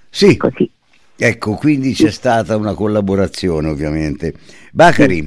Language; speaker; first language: Italian; native; Italian